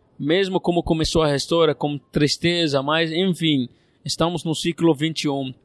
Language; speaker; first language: Portuguese; non-native, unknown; Arabic